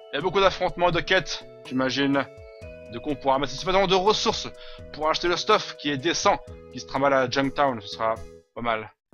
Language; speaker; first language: French; native; French